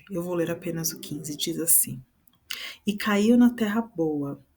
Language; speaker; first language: Portuguese; native; Portuguese